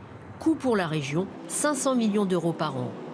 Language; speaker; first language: French; native; French